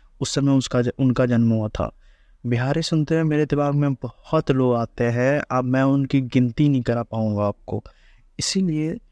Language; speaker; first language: Hindi; native; Hindi